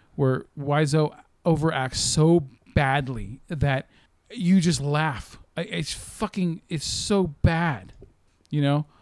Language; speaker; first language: English; native; English